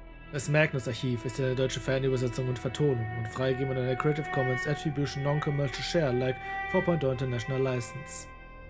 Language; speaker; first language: German; native; German